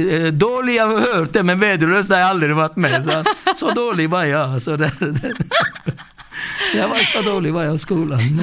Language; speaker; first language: Swedish; non-native, fluent; Turkish